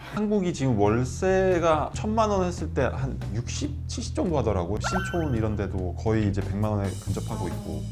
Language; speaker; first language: Korean; non-native, fluent; Finnish